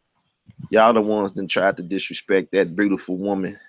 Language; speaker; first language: English; native; English